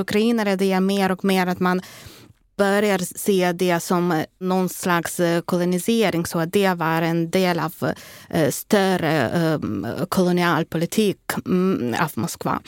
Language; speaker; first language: Swedish; non-native, fluent; Ukrainian